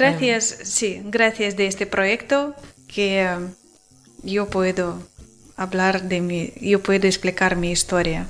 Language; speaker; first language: Spanish; non-native, learner; Ukrainian